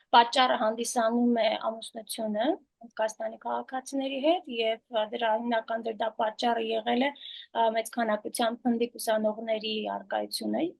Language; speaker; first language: Armenian; native; Armenian